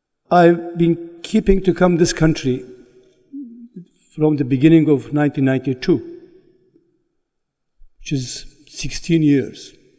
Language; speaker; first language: English; non-native, fluent; Turkish